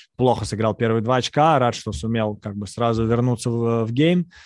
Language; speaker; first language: Russian; native; Russian